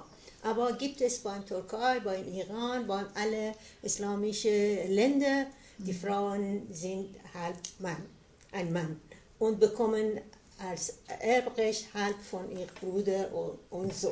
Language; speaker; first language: German; non-native, learner; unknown